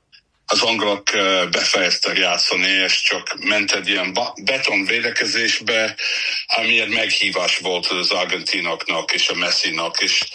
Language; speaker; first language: Hungarian; non-native, learner; English